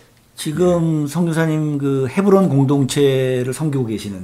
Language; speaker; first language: Korean; native; Korean